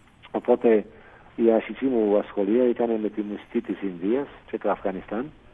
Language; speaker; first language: Greek; non-native, fluent; English